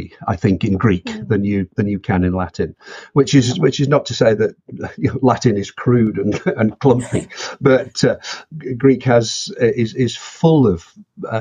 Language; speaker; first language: English; native; English